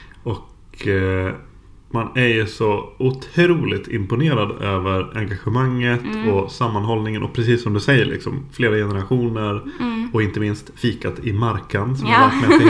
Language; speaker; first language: Swedish; native; Swedish